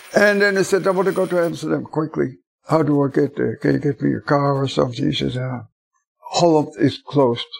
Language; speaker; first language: English; non-native, fluent; Dutch